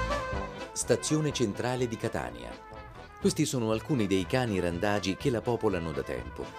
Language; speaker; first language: Italian; native; Italian